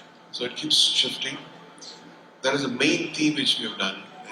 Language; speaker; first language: English; non-native, local second language; Tamil